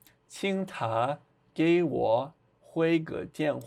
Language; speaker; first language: Chinese; non-native, fluent; Portuguese